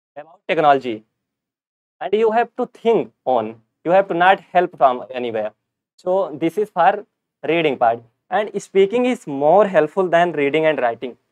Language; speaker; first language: English; non-native, local second language; Hindi